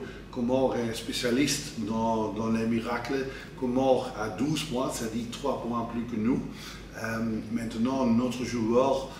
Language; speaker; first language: French; non-native, fluent; Dutch